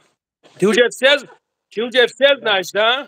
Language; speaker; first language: Russian; non-native, local second language; Tajik